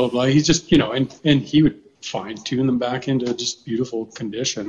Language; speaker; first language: English; native; English